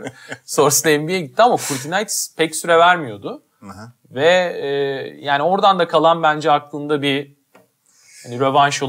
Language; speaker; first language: Turkish; native; Turkish